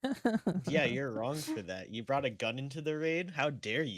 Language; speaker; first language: English; native; English